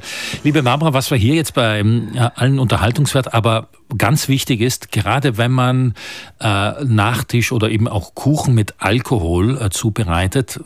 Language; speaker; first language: German; native; German